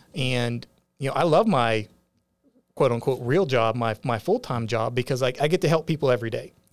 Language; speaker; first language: English; native; English